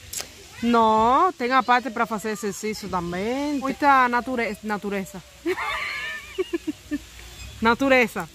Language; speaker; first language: Portuguese; non-native, fluent; Spanish